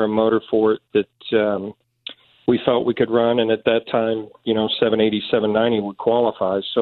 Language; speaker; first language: English; native; English